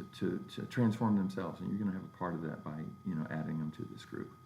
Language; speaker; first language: English; native; English